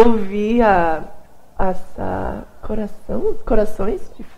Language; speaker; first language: Portuguese; non-native, fluent; English